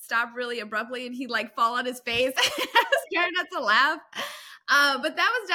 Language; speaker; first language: English; native; English